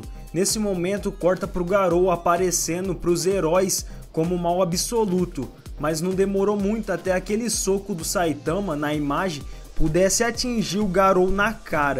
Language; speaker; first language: Portuguese; native; Portuguese